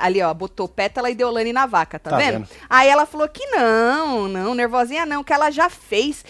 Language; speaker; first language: Portuguese; native; Portuguese